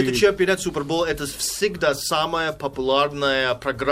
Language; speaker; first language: Russian; non-native, fluent; English